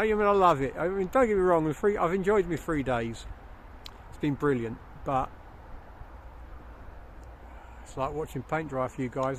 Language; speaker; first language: English; native; English